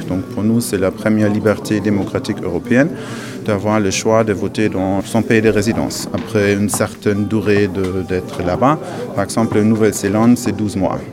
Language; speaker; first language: French; non-native, fluent; German